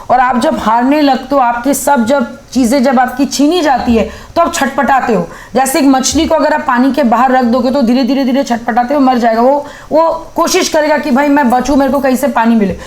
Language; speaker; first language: Hindi; native; Hindi